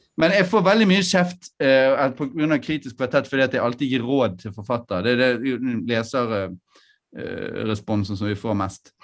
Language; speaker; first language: Norwegian; native; Norwegian